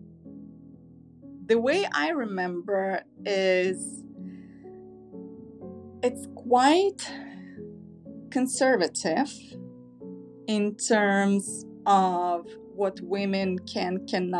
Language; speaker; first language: English; non-native, fluent; Uzbek